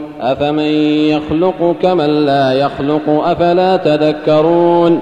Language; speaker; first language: Arabic; native; Arabic